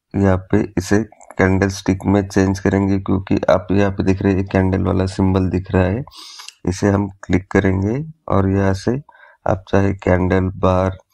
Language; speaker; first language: Hindi; native; Hindi